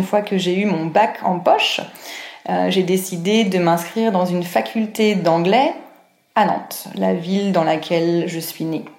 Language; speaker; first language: French; native; French